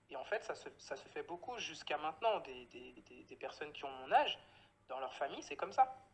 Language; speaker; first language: French; native; French